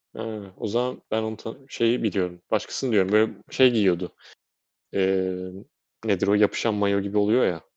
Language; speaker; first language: Turkish; native; Turkish